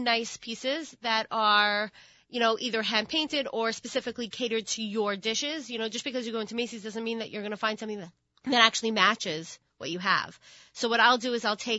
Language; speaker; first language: English; native; English